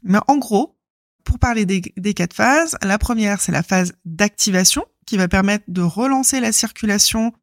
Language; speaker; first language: French; native; French